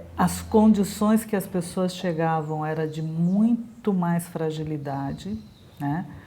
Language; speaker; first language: Portuguese; native; Portuguese